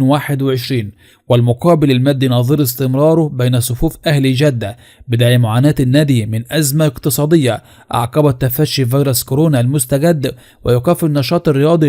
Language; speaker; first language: Arabic; native; Arabic